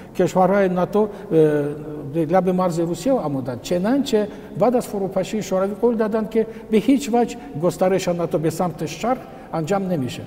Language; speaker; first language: Persian; non-native, fluent; Russian